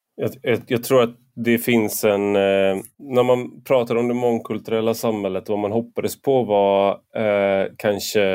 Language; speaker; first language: Swedish; native; Swedish